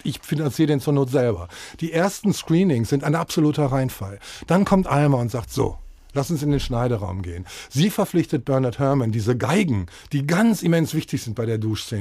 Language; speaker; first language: German; native; German